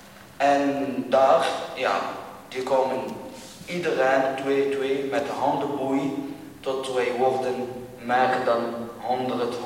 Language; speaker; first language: Dutch; non-native, learner; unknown